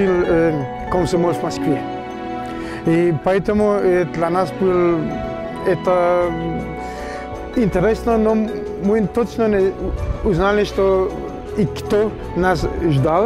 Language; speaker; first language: Russian; non-native, fluent; German